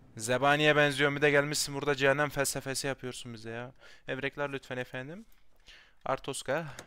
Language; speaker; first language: Turkish; native; Turkish